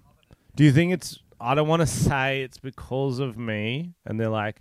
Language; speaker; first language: English; native; English